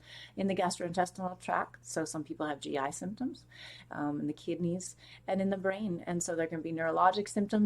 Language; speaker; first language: English; native; English